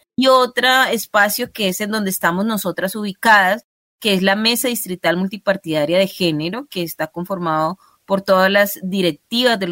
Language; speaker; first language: Spanish; native; Spanish